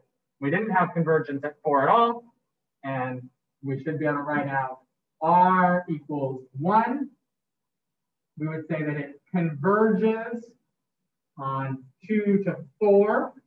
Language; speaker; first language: English; native; English